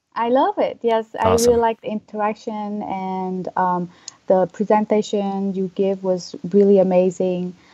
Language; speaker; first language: English; non-native, fluent; Vietnamese